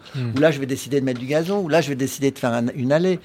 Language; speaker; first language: French; native; French